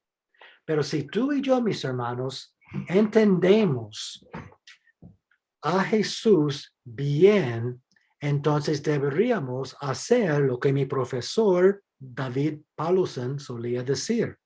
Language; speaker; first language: Spanish; non-native, fluent; English